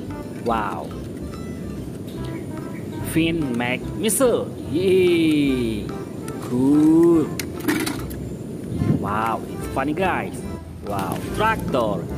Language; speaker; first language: English; non-native, learner; Indonesian